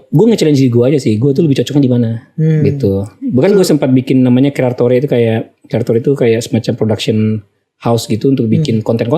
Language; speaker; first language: Indonesian; native; Indonesian